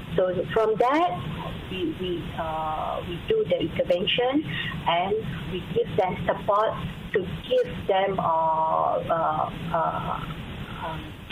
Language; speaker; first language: English; non-native, local second language; Malay